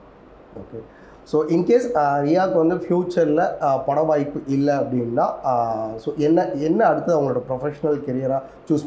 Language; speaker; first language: Tamil; native; Tamil